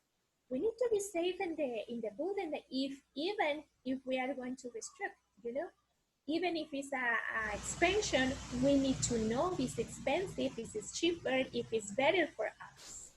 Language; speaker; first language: English; non-native, learner; Spanish